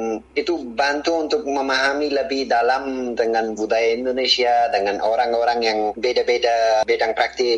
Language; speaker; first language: Indonesian; non-native, fluent; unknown